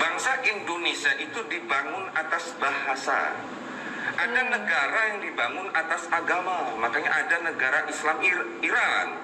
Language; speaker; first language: Indonesian; native; Indonesian